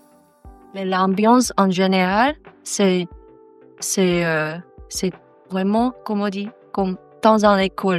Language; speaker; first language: French; non-native, learner; Chinese